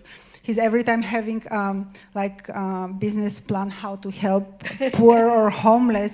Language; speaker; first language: English; non-native, fluent; Bulgarian